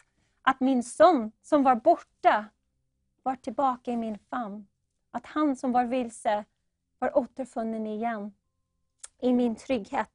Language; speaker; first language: Swedish; non-native, fluent; English